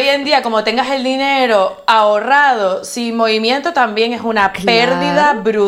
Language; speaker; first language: Spanish; native; Spanish